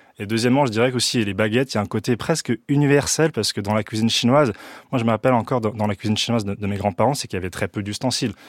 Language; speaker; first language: French; early bilingual, other home language; Wu Chinese